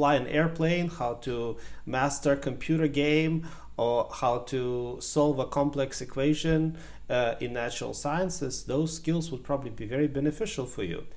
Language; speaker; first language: English; non-native, fluent; Ukrainian